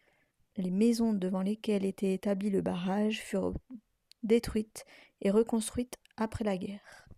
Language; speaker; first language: French; native; French